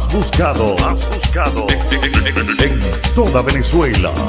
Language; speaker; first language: Spanish; native; Spanish